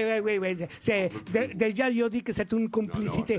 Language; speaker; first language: French; non-native, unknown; Spanish